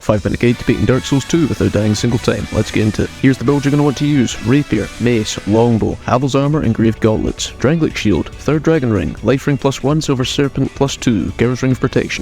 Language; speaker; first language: English; native; English